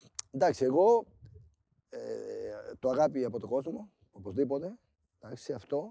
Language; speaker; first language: Greek; non-native, fluent; Spanish